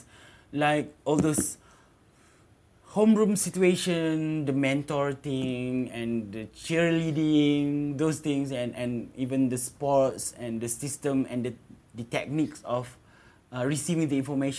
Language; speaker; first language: English; non-native, local second language; Malay